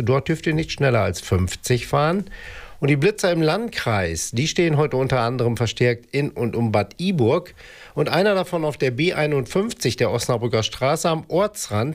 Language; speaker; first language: German; native; German